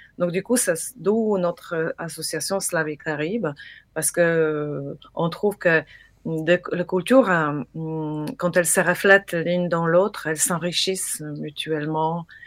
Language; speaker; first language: French; non-native, fluent; Polish